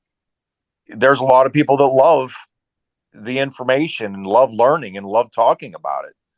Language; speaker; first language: English; native; English